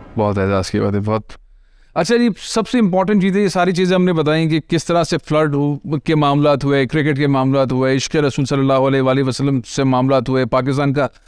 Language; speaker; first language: Urdu; native; Urdu